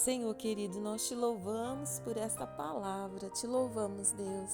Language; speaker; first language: Portuguese; native; Portuguese